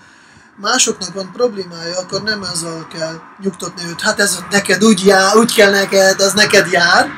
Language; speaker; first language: Hungarian; non-native, fluent; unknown